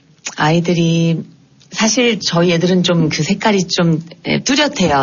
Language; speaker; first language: Korean; native; Korean